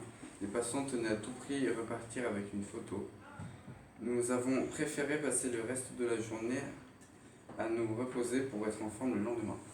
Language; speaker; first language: French; native; French